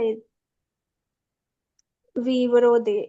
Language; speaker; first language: Italian; non-native, learner; Urdu